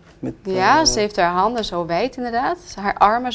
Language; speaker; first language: Dutch; native; Dutch